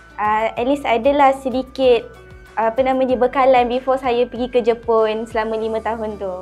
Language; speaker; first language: Malay; native; Malay